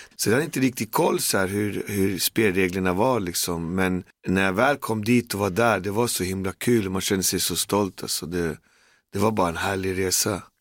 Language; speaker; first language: Swedish; native; Swedish